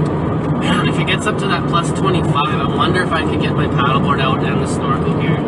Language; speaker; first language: English; native; English